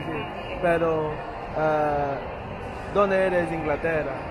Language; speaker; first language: Spanish; non-native, learner; English